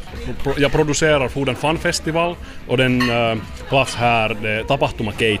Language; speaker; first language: Swedish; non-native, learner; Finnish